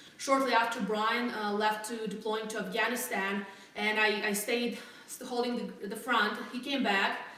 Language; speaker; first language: English; non-native, fluent; Russian